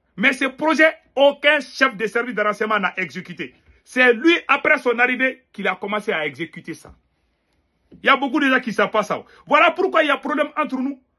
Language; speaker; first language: French; non-native, local second language; Bambara